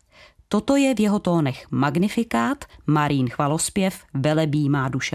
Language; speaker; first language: Czech; native; Czech